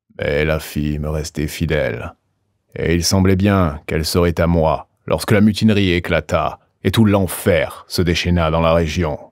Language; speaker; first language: French; native; French